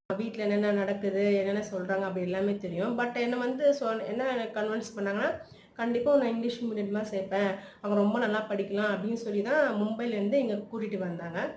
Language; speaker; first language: Tamil; non-native, local second language; Telugu